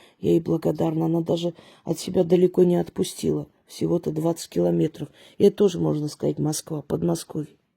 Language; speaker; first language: Russian; early bilingual, other home language; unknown